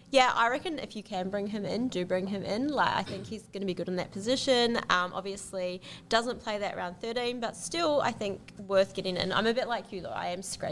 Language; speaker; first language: English; native; English